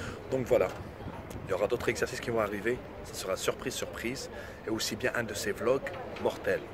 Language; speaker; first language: French; non-native, local second language; Arabic